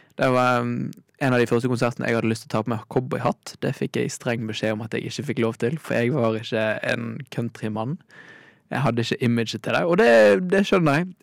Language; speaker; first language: Norwegian; native; Norwegian